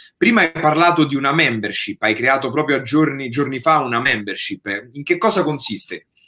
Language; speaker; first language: Italian; native; Italian